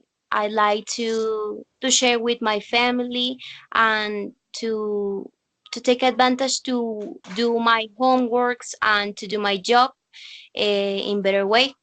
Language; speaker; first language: English; non-native, learner; Spanish